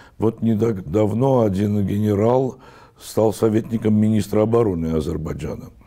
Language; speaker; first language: Russian; non-native, local second language; Armenian